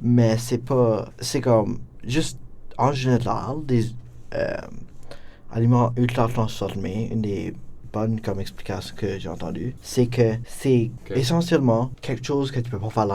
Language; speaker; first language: French; non-native, local second language; English